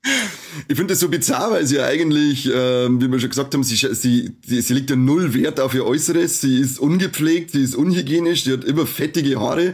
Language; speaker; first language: German; native; German